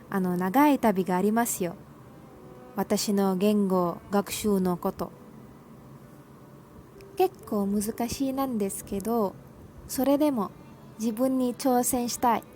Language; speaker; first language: Japanese; non-native, learner; Malay